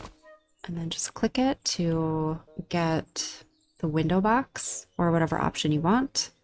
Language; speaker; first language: English; native; English